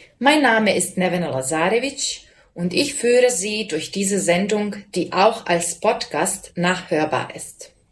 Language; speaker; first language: German; non-native, fluent; Serbian